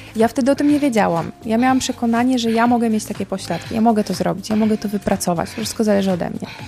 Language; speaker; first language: Polish; native; Polish